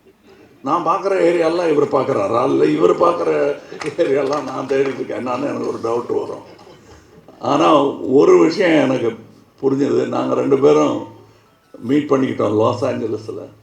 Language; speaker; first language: Tamil; native; Tamil